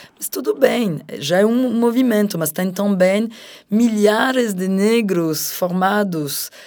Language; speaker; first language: Portuguese; non-native, fluent; French